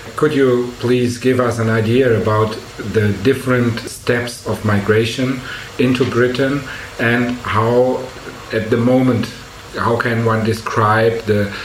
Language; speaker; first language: English; non-native, fluent; German